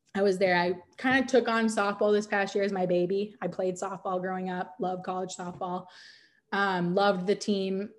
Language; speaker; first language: English; native; English